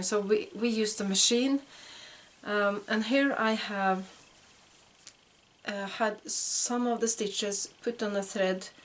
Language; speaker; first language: English; non-native, fluent; Norwegian